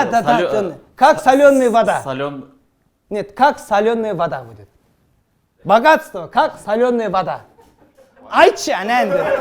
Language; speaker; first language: Russian; non-native, local second language; Kazakh